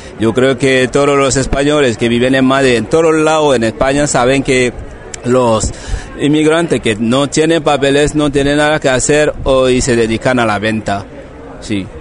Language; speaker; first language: Spanish; non-native, fluent; Wolof